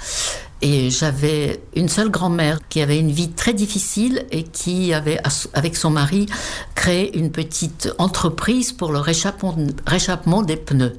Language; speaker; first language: French; non-native, fluent; Czech